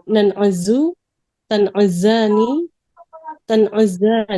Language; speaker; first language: Arabic; non-native, learner; Indonesian